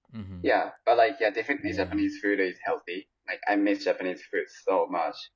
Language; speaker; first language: English; non-native, fluent; Japanese